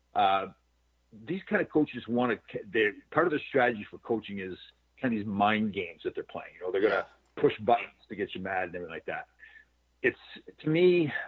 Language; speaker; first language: English; native; English